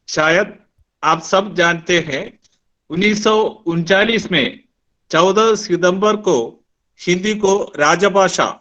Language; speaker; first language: Hindi; non-native, local second language; Malayalam